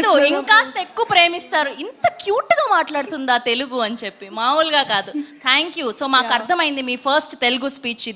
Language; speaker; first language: Telugu; native; Telugu